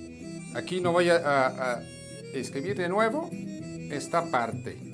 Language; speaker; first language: Spanish; non-native, fluent; French